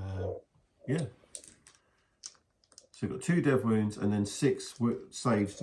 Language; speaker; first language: English; native; English